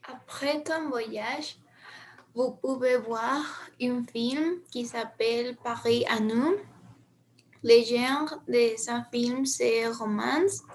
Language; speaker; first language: French; non-native, learner; Spanish